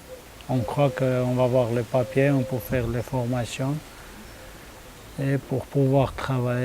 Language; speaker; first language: French; non-native, learner; Armenian